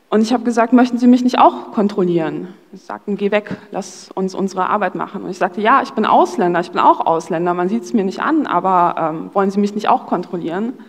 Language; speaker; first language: German; early bilingual, other home language; Polish